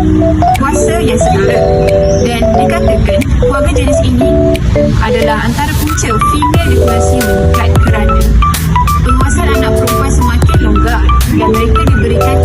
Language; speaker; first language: Malay; native; Malay